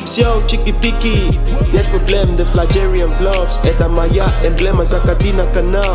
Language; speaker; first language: Russian; non-native, learner; Arabic